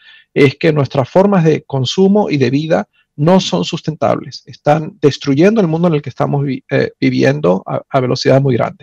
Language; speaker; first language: Spanish; native; Spanish